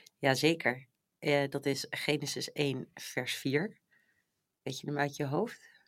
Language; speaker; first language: Dutch; native; Dutch